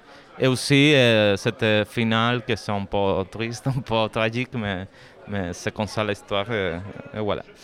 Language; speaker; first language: French; non-native, fluent; Spanish